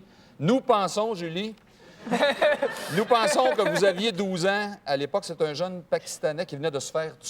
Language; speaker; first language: French; native; French